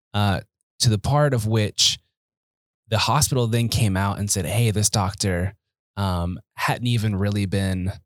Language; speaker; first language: English; native; English